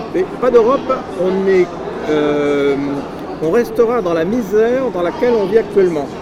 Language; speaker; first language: French; native; French